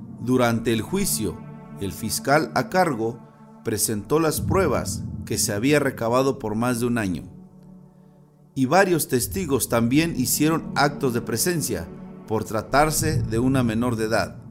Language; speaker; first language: Spanish; native; Spanish